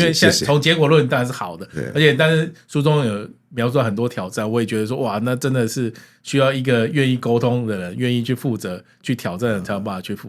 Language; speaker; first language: Chinese; native; Chinese